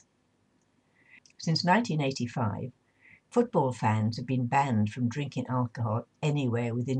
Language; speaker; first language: English; native; English